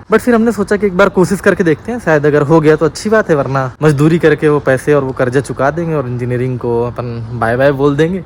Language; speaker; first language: Hindi; native; Hindi